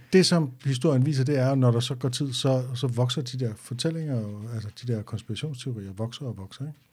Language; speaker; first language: Danish; native; Danish